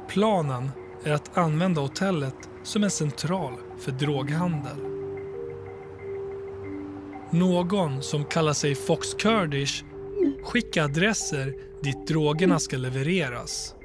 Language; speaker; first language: Swedish; native; Swedish